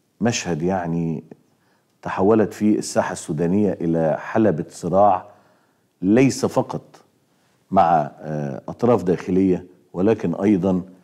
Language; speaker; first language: Arabic; native; Arabic